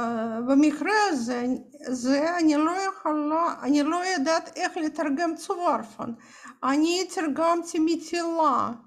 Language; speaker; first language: Hebrew; non-native, fluent; Russian